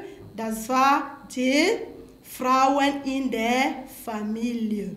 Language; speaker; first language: German; non-native, fluent; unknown